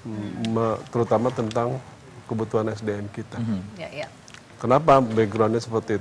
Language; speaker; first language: Indonesian; native; Indonesian